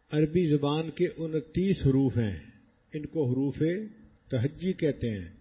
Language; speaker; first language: Urdu; non-native, local second language; Punjabi